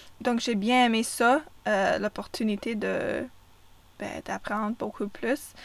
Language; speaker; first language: French; non-native, fluent; English